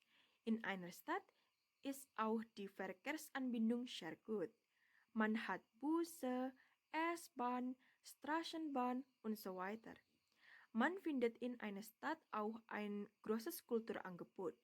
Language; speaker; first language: German; non-native, learner; Indonesian